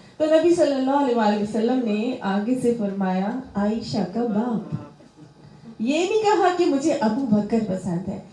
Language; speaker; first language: Urdu; native; Urdu